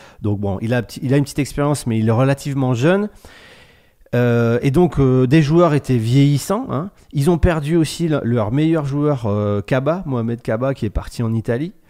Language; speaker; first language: French; native; French